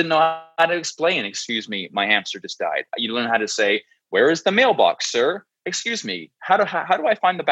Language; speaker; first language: English; native; English